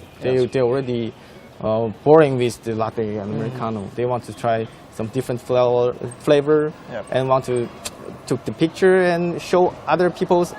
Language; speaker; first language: English; non-native, fluent; Korean